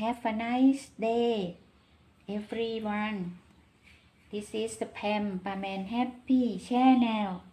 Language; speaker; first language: English; non-native, learner; Thai